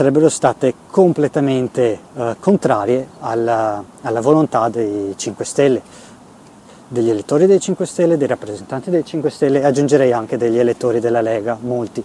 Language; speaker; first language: Italian; native; Italian